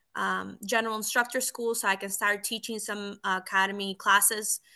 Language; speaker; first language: English; early bilingual, other home language; Spanish